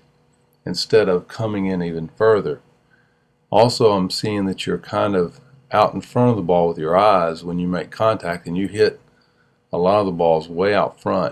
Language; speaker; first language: English; native; English